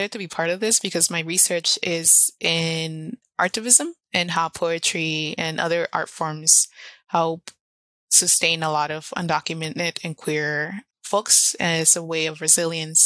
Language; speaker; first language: English; early bilingual, other home language; Spanish